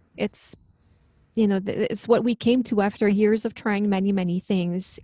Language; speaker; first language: English; non-native, fluent; French